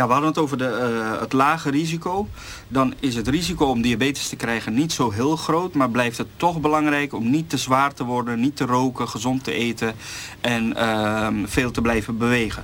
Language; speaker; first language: Dutch; native; Dutch